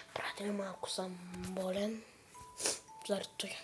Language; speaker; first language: Bulgarian; non-native, local second language; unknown